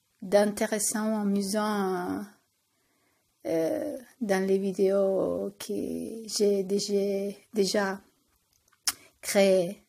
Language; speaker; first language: French; non-native, fluent; Italian